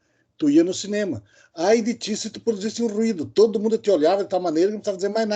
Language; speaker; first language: Portuguese; native; Portuguese